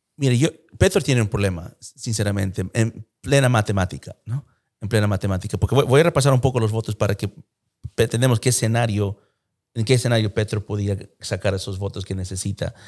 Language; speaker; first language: Spanish; early bilingual, heritage; Spanish